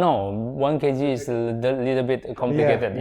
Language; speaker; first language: English; non-native, learner; Indonesian